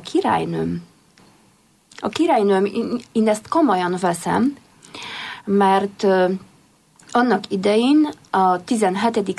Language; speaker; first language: Hungarian; non-native, fluent; Polish